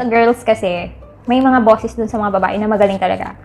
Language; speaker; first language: Filipino; native; Filipino